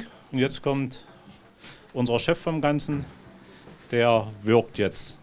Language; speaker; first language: German; native; German